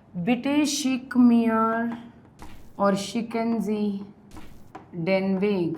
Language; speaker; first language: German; non-native, learner; Hindi